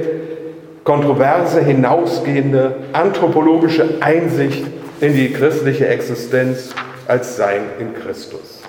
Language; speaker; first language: German; native; German